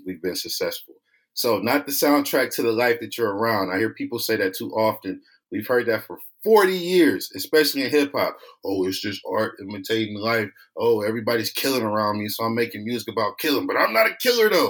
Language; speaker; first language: English; native; English